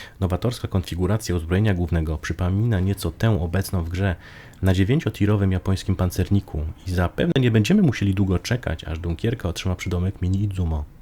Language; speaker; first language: Polish; native; Polish